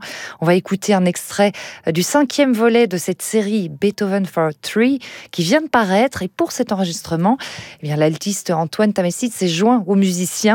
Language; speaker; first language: French; native; French